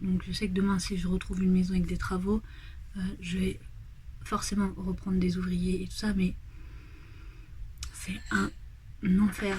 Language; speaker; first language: French; native; French